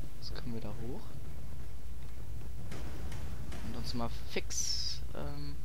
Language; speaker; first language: German; native; German